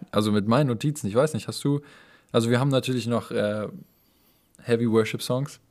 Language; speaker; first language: German; native; German